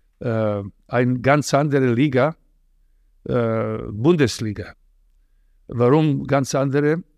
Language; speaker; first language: German; non-native, fluent; Serbian